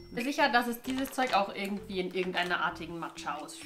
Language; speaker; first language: German; native; German